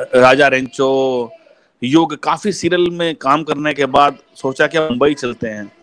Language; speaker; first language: Hindi; native; Hindi